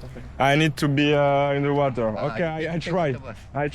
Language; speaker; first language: English; non-native, learner; French